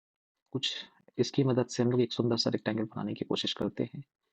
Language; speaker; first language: Hindi; native; Hindi